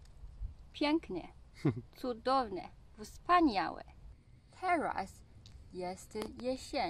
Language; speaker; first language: Polish; non-native, learner; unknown